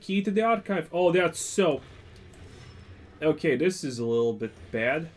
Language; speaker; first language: English; non-native, fluent; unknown